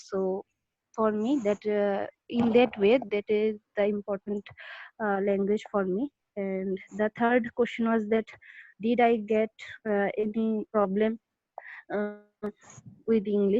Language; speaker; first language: English; non-native, learner; Bangla